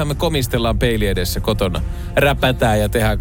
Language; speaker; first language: Finnish; native; Finnish